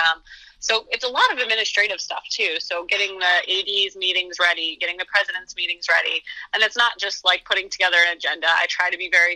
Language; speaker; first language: English; native; English